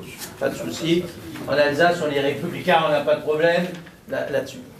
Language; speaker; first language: French; native; French